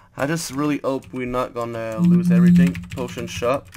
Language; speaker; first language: English; non-native, fluent; French